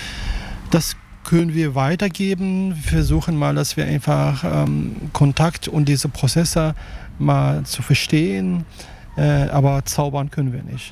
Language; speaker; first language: German; non-native, fluent; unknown